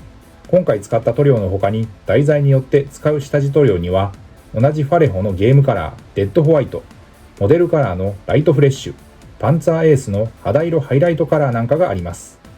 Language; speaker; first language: Japanese; native; Japanese